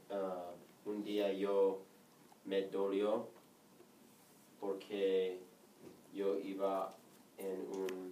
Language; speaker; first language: Spanish; non-native, learner; English